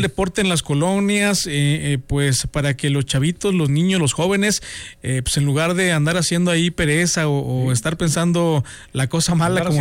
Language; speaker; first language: Spanish; native; Spanish